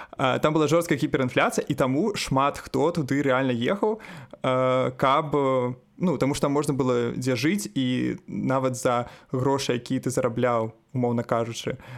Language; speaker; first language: Belarusian; native; Belarusian